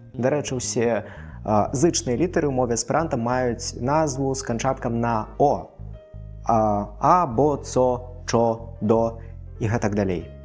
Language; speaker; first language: Belarusian; non-native, local second language; Russian